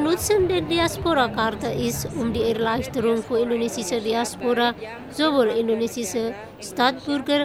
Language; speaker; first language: German; non-native, fluent; Indonesian